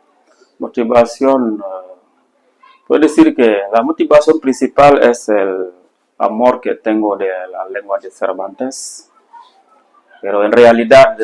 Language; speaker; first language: Spanish; non-native, fluent; Serer